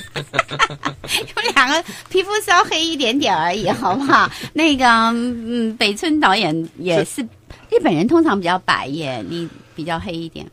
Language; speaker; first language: Chinese; native; Chinese